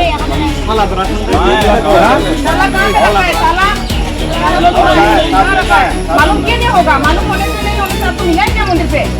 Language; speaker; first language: Hindi; non-native, local second language; Bangla